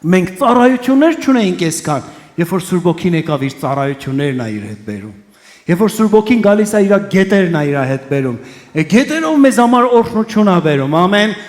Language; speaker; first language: Armenian; early bilingual, heritage; Armenian